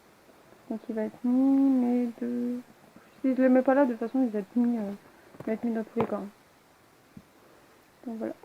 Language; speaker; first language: French; native; French